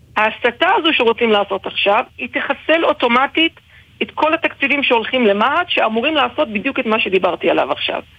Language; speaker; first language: Hebrew; non-native, local second language; Arabic